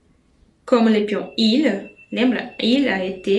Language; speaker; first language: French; non-native, fluent; Portuguese